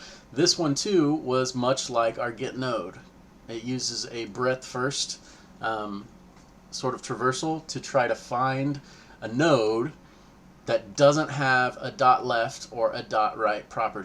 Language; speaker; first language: English; native; English